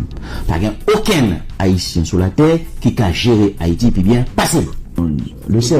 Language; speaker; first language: French; non-native, local second language; Haitian Creole